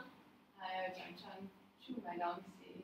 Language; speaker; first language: Chinese; non-native, learner; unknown